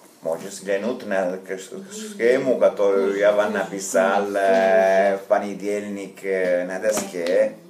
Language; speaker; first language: Russian; non-native, fluent; Italian